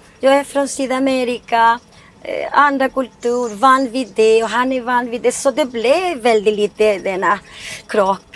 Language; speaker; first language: Swedish; non-native, fluent; Spanish